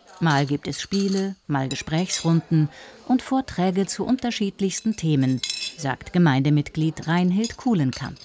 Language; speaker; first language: German; native; German